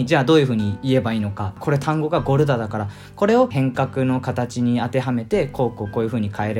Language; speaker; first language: Japanese; native; Japanese